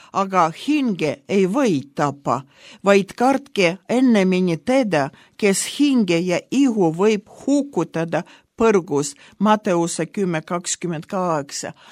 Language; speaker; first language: Estonian; non-native, local second language; Russian